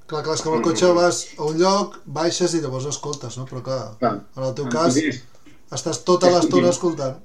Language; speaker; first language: Catalan; native; Catalan